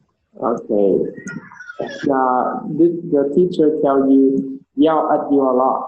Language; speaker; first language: English; non-native, learner; Vietnamese